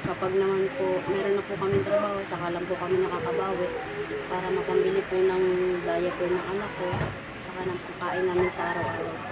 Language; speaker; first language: Filipino; native; Filipino